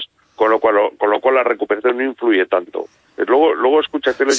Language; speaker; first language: Spanish; native; Spanish